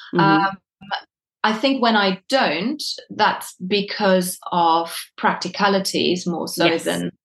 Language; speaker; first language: English; non-native, fluent; German